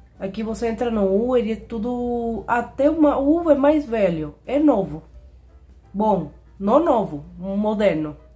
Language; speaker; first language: Portuguese; non-native, fluent; Spanish